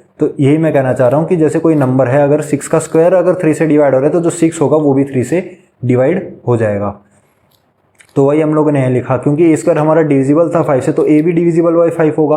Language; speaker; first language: Hindi; native; Hindi